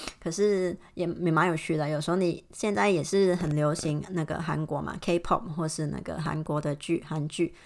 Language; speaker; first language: Chinese; non-native, fluent; Cantonese